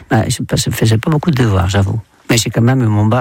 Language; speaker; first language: French; non-native, fluent; Dutch